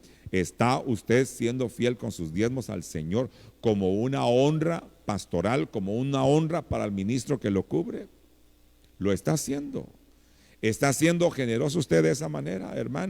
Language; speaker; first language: Spanish; native; Spanish